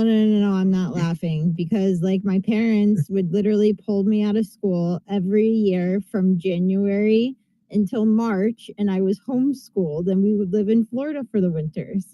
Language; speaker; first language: English; native; English